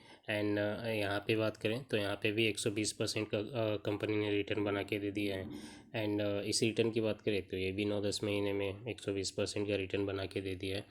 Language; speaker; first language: Hindi; native; Hindi